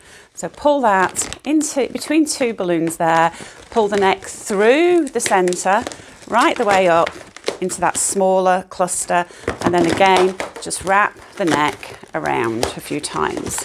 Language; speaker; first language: English; native; English